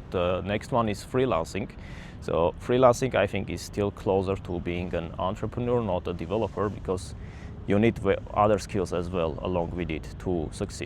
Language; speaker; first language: English; non-native, fluent; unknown